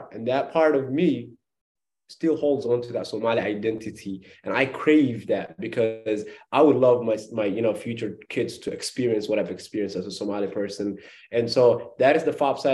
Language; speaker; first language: English; non-native, fluent; Somali